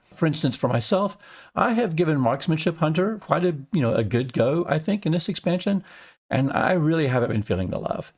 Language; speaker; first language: English; native; English